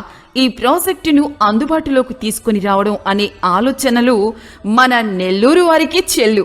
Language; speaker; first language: Telugu; native; Telugu